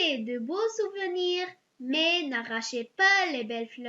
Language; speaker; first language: French; non-native, local second language; Arabic